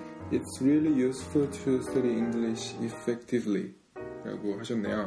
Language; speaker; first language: English; non-native, learner; Korean